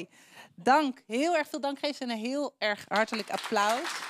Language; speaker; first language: Dutch; native; Dutch